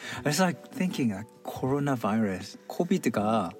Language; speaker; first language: English; non-native, fluent; Korean